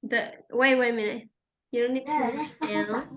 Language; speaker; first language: English; non-native, fluent; Vietnamese